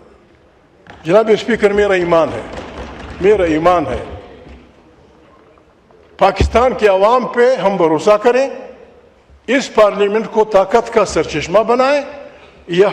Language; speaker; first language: Urdu; non-native, local second language; Pashto